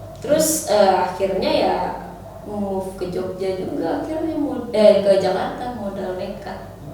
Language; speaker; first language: Indonesian; native; Indonesian